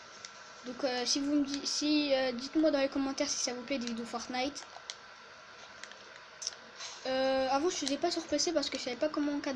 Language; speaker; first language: French; native; French